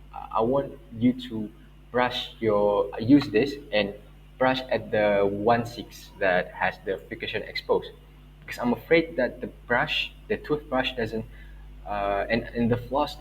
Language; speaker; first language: English; non-native, local second language; Malay